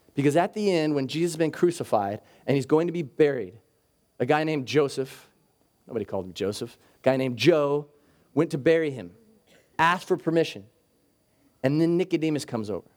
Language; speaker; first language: English; native; English